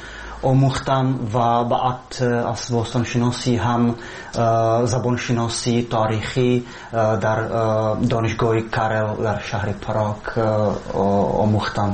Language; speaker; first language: Persian; non-native, learner; Czech